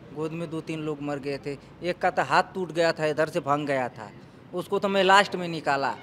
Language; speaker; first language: Hindi; native; Hindi